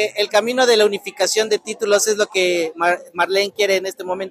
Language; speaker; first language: Spanish; native; Spanish